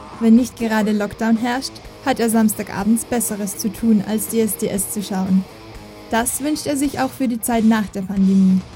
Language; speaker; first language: German; native; German